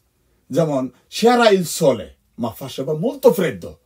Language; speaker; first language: Italian; non-native, fluent; Bangla